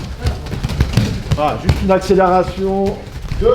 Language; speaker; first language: French; native; French